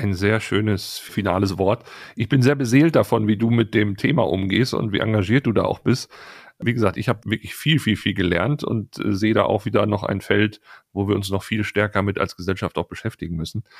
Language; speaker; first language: German; native; German